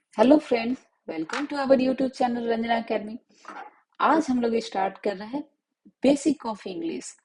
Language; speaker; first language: Hindi; native; Hindi